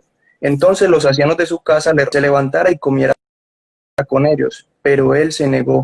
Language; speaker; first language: Spanish; native; Spanish